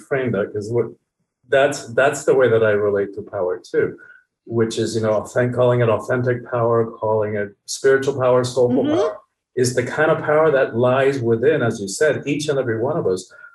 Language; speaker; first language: English; early bilingual, other home language; Spanish